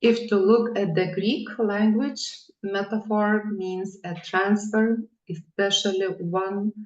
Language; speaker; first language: English; non-native, fluent; Lithuanian